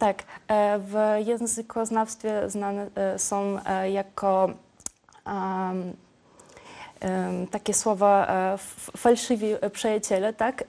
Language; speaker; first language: Polish; non-native, local second language; Ukrainian